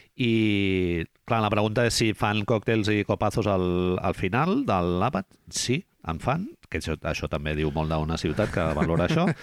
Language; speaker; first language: Catalan; native; Catalan